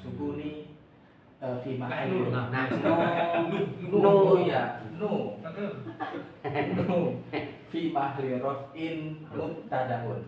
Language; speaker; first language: Arabic; non-native, learner; Indonesian